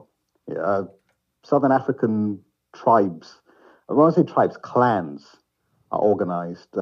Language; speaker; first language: English; non-native, local second language; Shona